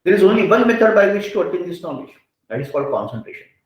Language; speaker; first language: English; non-native, local second language; Hindi